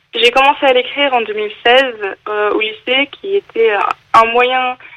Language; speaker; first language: French; non-native, fluent; English